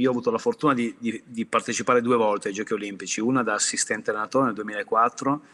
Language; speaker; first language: Italian; native; Italian